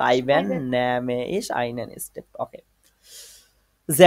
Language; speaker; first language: German; non-native, fluent; Bangla